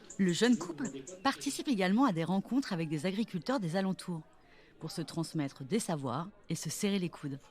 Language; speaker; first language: French; native; French